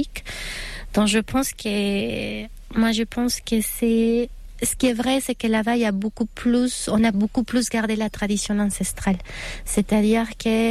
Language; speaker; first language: French; non-native, fluent; Spanish